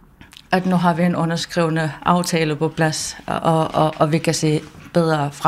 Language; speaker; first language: Danish; non-native, local second language; Kalaallisut